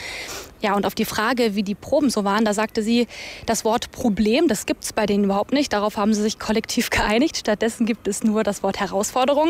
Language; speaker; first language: German; native; German